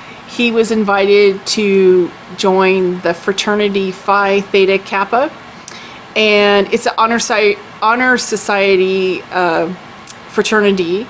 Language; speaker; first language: English; native; English